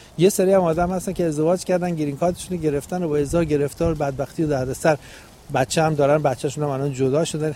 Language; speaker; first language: Persian; native; Persian